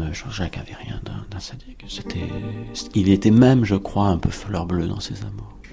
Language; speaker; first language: French; native; French